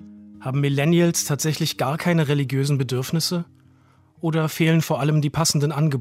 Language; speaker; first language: German; native; German